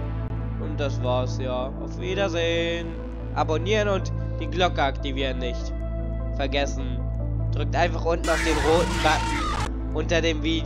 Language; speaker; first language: German; native; German